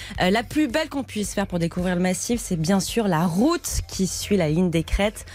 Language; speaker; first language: French; native; French